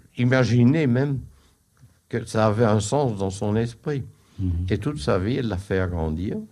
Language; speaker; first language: French; native; French